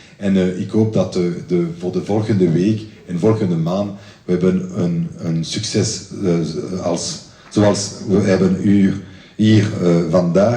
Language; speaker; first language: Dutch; non-native, learner; French